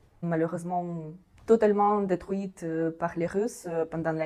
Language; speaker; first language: French; non-native, fluent; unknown